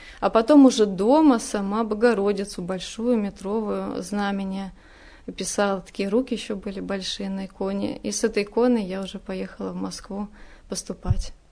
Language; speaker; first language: Russian; native; Russian